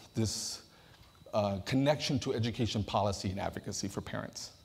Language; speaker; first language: English; native; English